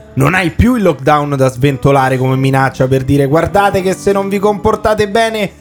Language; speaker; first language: Italian; native; Italian